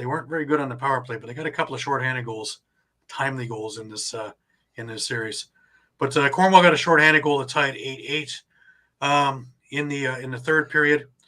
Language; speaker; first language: English; native; English